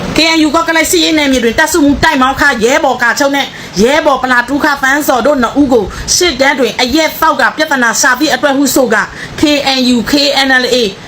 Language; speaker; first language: Burmese; non-native, local second language; S'gaw Karen